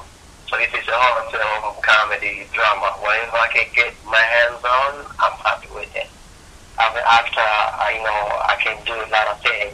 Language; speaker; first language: English; non-native, local second language; Ganda